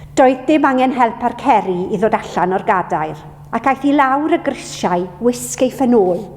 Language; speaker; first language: Welsh; native; Welsh